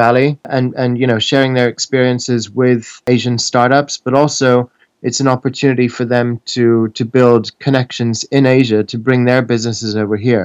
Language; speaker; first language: English; native; English